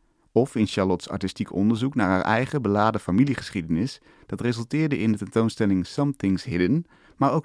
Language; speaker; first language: Dutch; native; Dutch